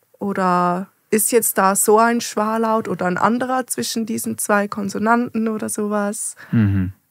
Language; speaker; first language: German; native; German